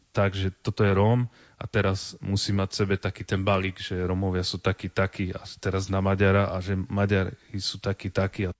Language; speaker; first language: Slovak; native; Slovak